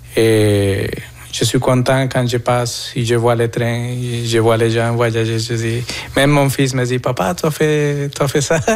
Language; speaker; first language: French; non-native, fluent; Spanish